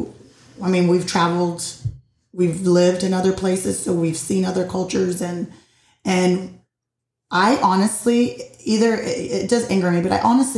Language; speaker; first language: English; early bilingual, other home language; Spanish